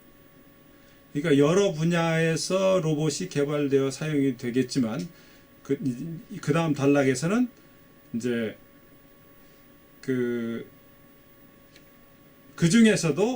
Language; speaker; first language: Korean; native; Korean